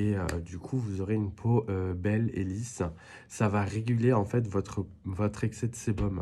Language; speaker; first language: French; native; French